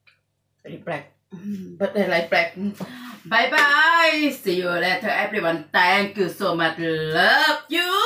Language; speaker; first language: English; non-native, learner; Thai